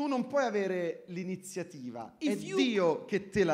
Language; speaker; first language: Italian; native; Italian